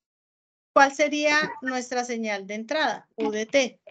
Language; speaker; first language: Spanish; native; Spanish